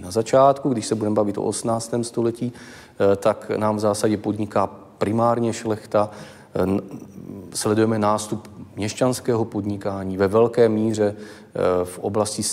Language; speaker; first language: Czech; native; Czech